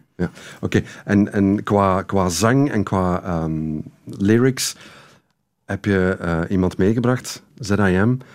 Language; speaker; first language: Dutch; native; Dutch